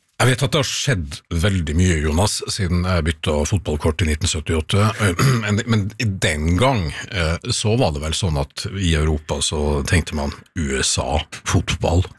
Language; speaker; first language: Norwegian; native; Norwegian